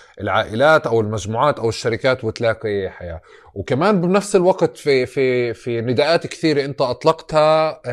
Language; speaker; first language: Arabic; native; Arabic